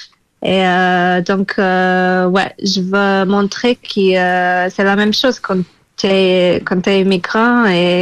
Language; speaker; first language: French; non-native, fluent; Portuguese